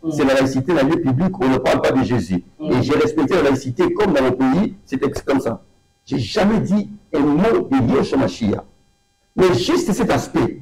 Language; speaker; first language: French; non-native, local second language; Lingala